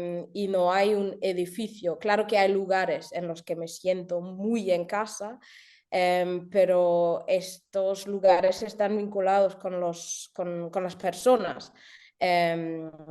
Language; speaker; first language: Spanish; early bilingual, heritage; German